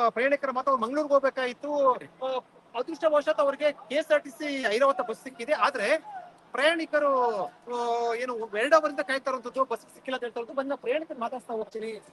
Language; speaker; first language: Kannada; native; Kannada